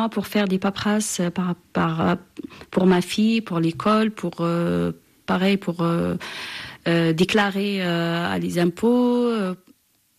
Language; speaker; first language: French; non-native, local second language; Arabic